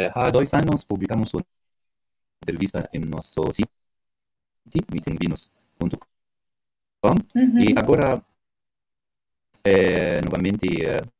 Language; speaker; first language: Portuguese; non-native, learner; Arabic